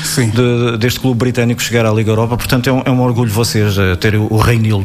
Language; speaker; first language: Portuguese; native; Portuguese